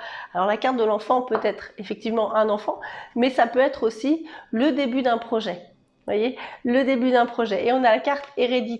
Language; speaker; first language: French; native; French